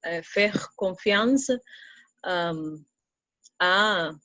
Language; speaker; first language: French; non-native, fluent; Spanish